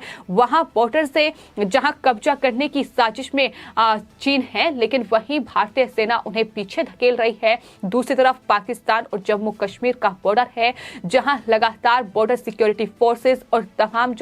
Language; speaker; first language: Hindi; native; Hindi